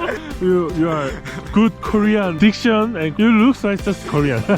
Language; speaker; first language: English; non-native, learner; Korean